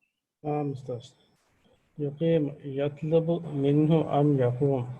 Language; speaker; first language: Arabic; non-native, learner; Divehi